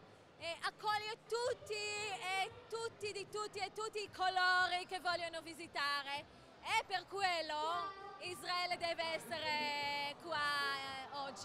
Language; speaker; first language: Italian; non-native, fluent; Hebrew